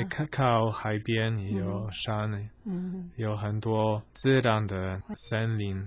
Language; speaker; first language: Chinese; non-native, fluent; Polish